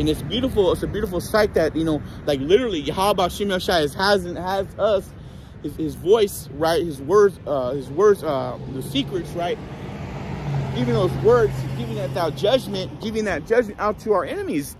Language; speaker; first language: English; native; English